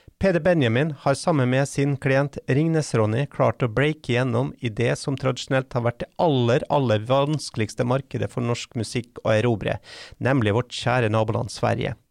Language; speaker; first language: Norwegian; native; Norwegian